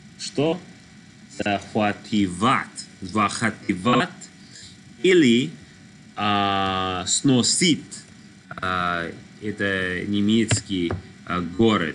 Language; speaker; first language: Russian; non-native, learner; English